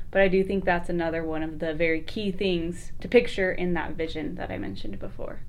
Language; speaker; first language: English; native; English